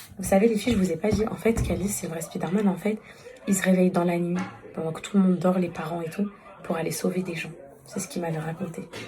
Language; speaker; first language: French; non-native, local second language; Arabic